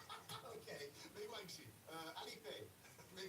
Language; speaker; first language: Chinese; non-native, learner; English